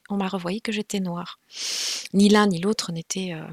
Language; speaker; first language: French; non-native, local second language; Kinyarwanda